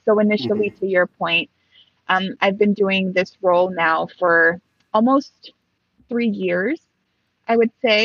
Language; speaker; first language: English; early bilingual, other home language; Spanish